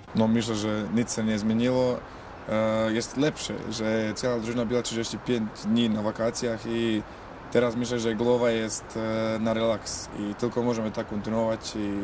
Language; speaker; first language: Polish; non-native, learner; Croatian